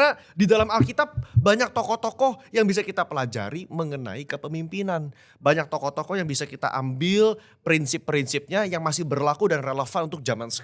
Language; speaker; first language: Indonesian; native; Indonesian